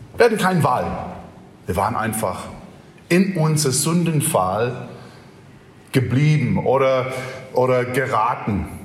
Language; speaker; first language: German; non-native, fluent; English